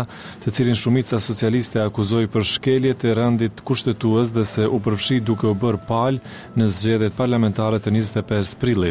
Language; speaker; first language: Albanian; native; Albanian